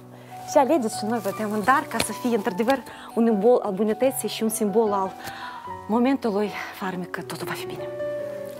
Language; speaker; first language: Romanian; native; Romanian